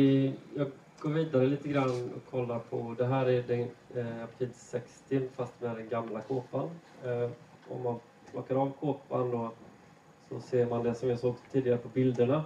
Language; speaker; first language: Swedish; native; Swedish